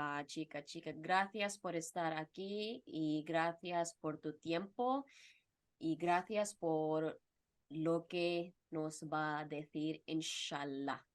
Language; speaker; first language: Spanish; non-native, fluent; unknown